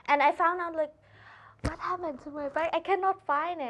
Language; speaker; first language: English; non-native, learner; Thai